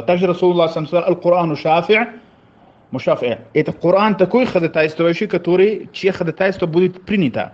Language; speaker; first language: Russian; non-native, fluent; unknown